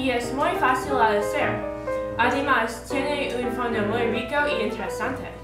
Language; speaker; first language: Spanish; non-native, learner; English